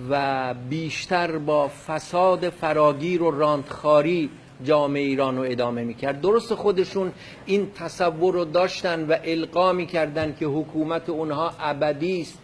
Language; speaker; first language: Persian; non-native, local second language; Kurdish